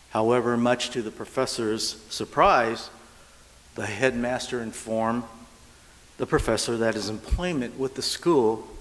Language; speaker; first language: English; native; English